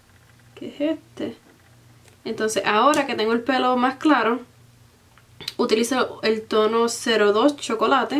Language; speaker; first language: Spanish; early bilingual, heritage; Spanish